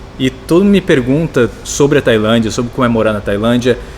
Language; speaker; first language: Portuguese; native; Portuguese